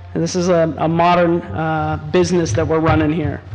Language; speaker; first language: English; native; English